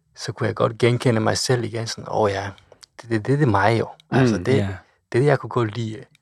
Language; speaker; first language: Danish; non-native, fluent; Japanese